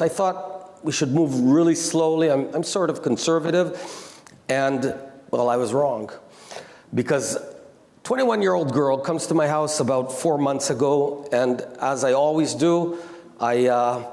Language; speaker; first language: English; non-native, local second language; Hebrew